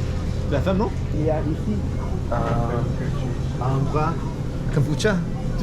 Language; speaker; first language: French; non-native, learner; Spanish